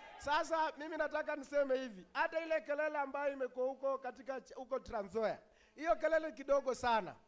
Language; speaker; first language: Swahili; non-native, local second language; Luyia